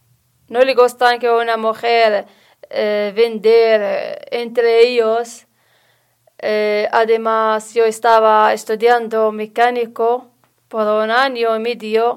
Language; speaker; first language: Spanish; non-native, learner; Arabic